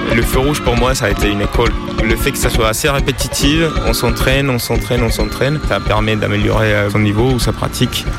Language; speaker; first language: French; non-native, fluent; Spanish